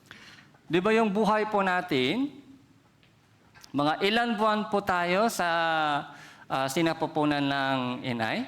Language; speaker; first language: Filipino; non-native, fluent; Korean